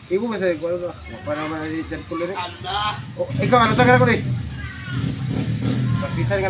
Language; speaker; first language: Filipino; non-native, local second language; Cebuano